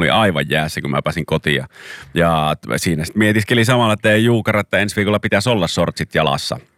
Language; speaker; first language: Finnish; native; Finnish